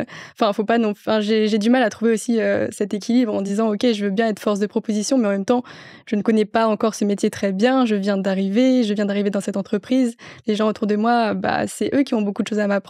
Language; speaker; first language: French; native; French